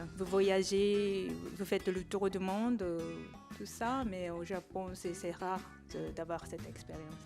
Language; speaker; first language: French; non-native, fluent; Japanese